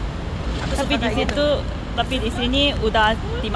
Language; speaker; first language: Indonesian; non-native, fluent; Korean